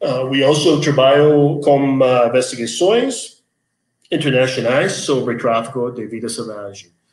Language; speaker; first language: Portuguese; non-native, learner; English